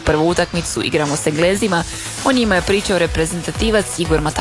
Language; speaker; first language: Serbian; native; Serbian